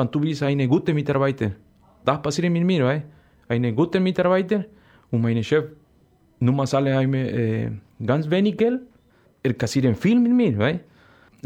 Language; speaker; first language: German; non-native, learner; Spanish